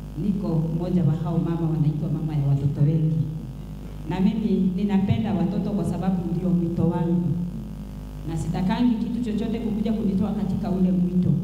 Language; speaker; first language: Swahili; non-native, local second language; Kikuyu